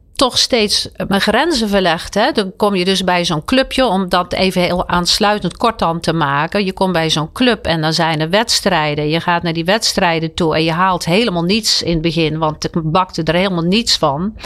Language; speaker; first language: Dutch; native; Dutch